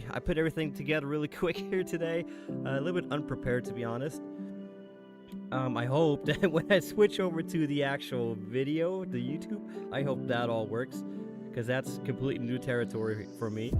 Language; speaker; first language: English; native; English